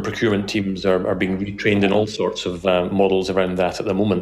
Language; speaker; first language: English; native; English